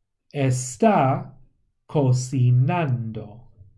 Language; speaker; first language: Spanish; non-native, fluent; English